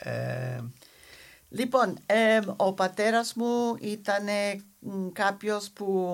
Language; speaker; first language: Greek; non-native, learner; English